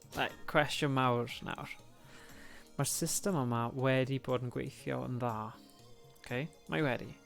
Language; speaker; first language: Welsh; native; Welsh